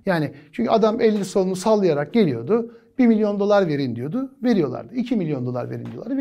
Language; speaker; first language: Turkish; native; Turkish